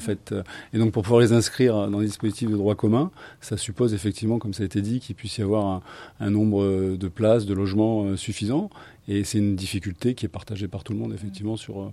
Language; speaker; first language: French; native; French